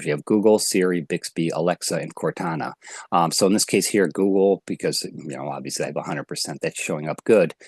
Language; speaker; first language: English; native; English